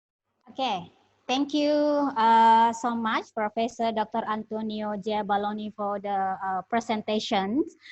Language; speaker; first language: English; non-native, learner; Indonesian